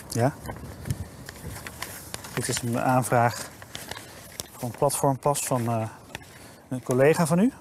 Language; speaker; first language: Dutch; native; Dutch